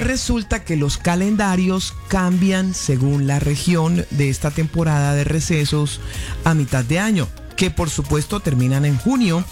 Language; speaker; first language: Spanish; native; Spanish